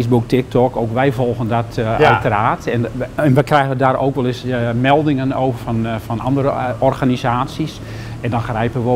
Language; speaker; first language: Dutch; native; Dutch